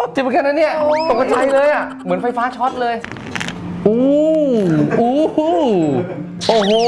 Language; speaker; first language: Thai; native; Thai